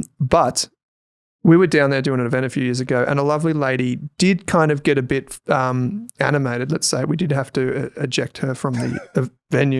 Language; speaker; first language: English; native; English